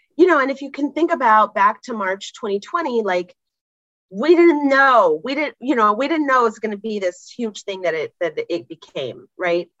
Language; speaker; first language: English; native; English